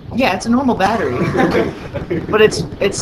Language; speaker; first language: English; native; English